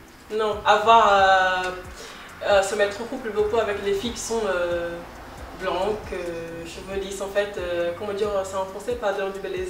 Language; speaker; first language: French; non-native, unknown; Portuguese